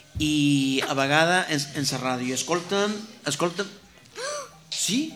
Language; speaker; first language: Catalan; non-native, fluent; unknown